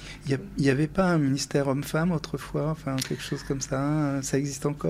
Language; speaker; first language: French; native; French